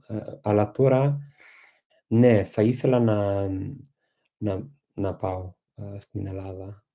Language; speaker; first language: Greek; non-native, fluent; English